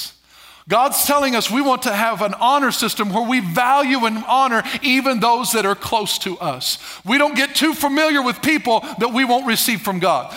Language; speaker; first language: English; native; English